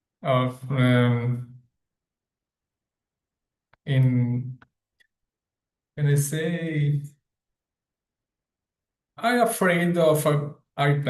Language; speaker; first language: English; non-native, learner; Portuguese